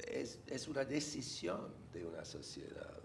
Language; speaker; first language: Spanish; non-native, fluent; English